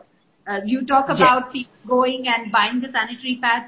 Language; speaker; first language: English; non-native, local second language; Hindi